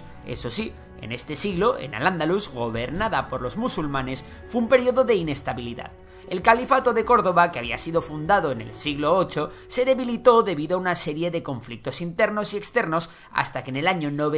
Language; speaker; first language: Spanish; native; Spanish